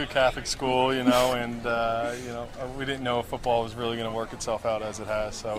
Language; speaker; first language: English; native; English